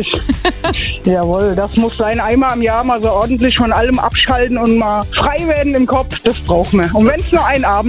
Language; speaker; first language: German; native; German